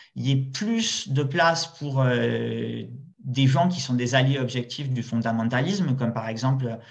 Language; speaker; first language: French; native; French